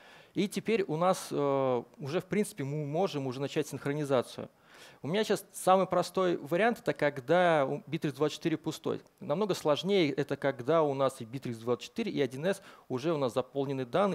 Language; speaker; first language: Russian; native; Russian